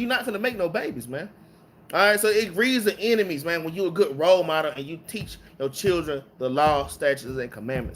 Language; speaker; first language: English; native; English